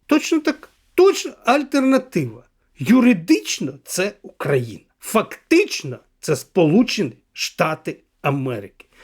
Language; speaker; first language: Ukrainian; non-native, local second language; Russian